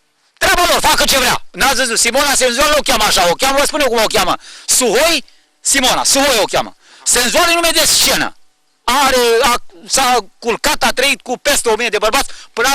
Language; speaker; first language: Romanian; native; Romanian